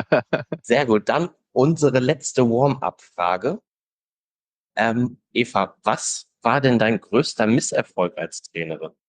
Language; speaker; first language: German; native; German